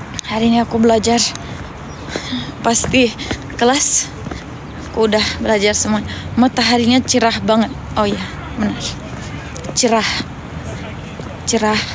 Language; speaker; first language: Indonesian; non-native, learner; Turkish